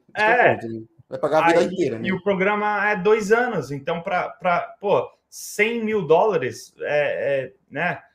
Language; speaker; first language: Portuguese; early bilingual, heritage; English